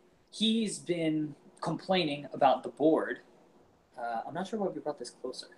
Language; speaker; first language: English; native; English